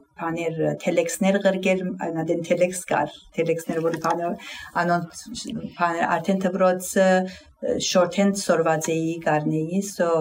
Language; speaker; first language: Armenian; early bilingual, heritage; Armenian